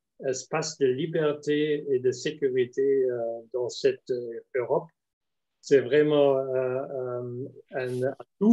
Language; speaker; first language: French; non-native, fluent; German